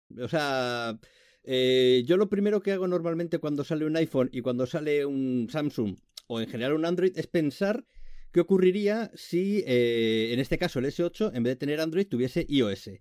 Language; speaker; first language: Spanish; native; Spanish